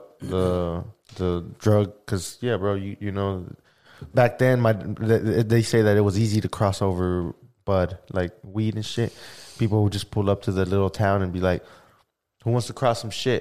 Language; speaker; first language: English; early bilingual, other home language; Spanish